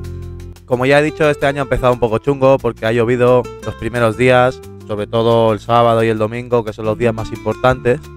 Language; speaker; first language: Spanish; native; Spanish